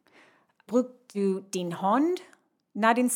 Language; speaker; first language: Danish; non-native, learner; English